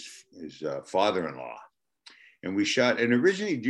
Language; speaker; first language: English; native; English